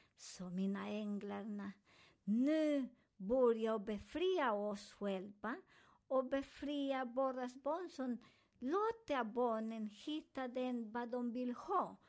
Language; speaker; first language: Swedish; non-native, learner; Spanish